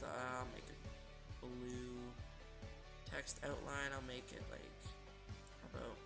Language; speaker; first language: English; native; English